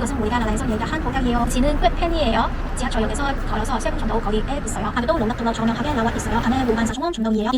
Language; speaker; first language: Korean; non-native, learner; Cantonese